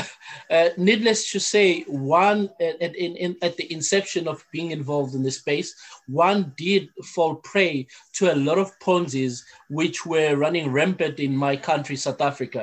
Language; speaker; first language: English; non-native, local second language; Zulu